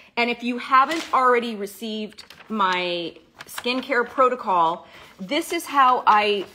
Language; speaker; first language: English; native; English